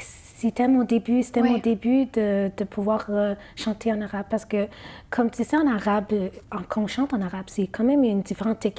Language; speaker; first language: French; non-native, fluent; Arabic